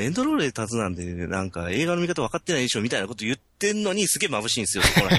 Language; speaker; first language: Japanese; native; Japanese